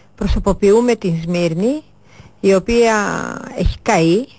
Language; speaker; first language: Greek; early bilingual, other home language; Turkish